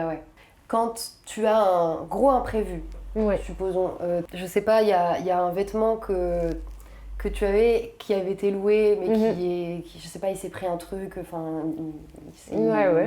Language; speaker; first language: French; native; French